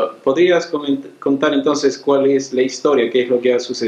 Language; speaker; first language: Spanish; native; Spanish